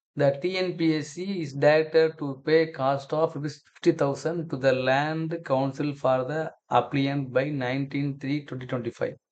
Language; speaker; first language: English; non-native, local second language; Tamil